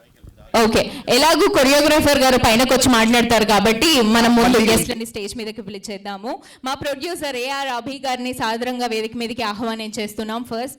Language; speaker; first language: Telugu; native; Telugu